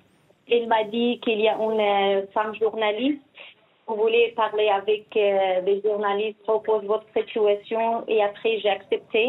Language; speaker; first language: French; non-native, learner; Persian